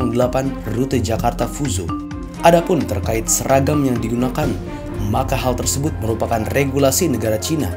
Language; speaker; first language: Indonesian; native; Indonesian